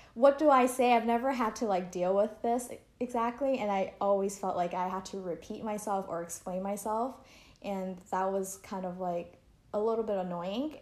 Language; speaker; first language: English; native; English